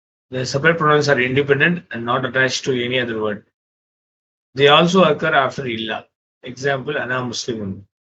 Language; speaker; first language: English; non-native, local second language; Tamil